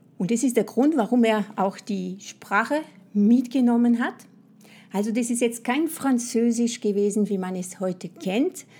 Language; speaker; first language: German; non-native, fluent; French